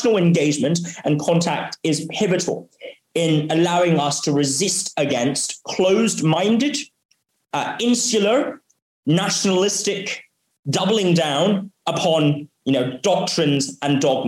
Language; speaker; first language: English; non-native, local second language; Cantonese